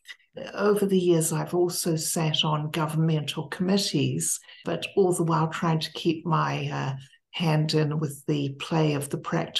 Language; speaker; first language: English; native; English